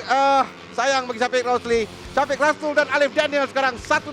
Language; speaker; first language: Malay; native; Malay